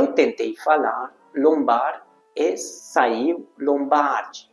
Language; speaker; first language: Portuguese; non-native, fluent; Hungarian